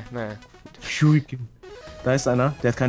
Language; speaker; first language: German; native; German